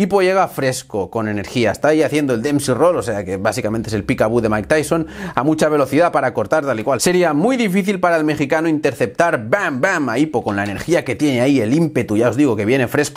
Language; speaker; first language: Spanish; native; Spanish